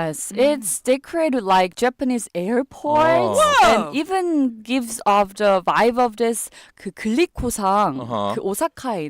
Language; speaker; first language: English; non-native, learner; Korean